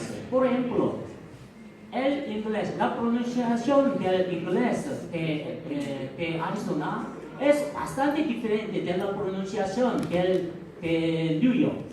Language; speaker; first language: Spanish; non-native, fluent; Korean